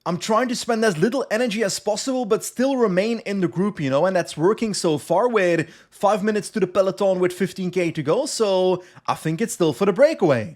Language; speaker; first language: English; non-native, fluent; Dutch